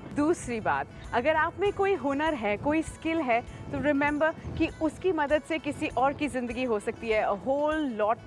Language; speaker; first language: Hindi; native; Hindi